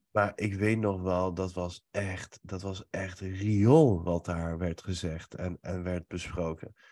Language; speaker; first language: Dutch; early bilingual, other home language; Persian